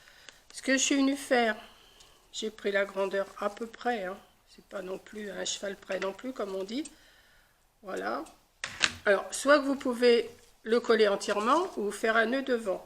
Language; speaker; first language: French; native; French